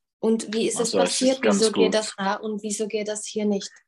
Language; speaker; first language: German; non-native, fluent; Czech